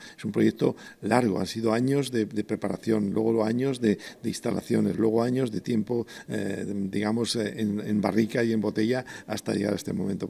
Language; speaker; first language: Spanish; native; Spanish